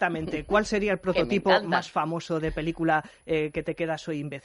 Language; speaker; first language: Spanish; native; Spanish